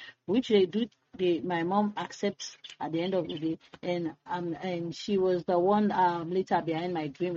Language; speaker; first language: English; non-native, local second language; Krio